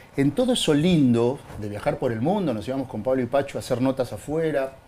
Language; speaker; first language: Spanish; native; Spanish